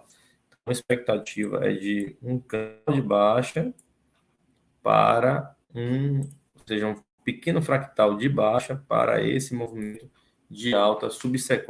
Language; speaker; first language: Portuguese; native; Portuguese